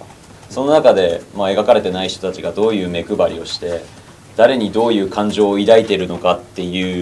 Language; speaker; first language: Japanese; native; Japanese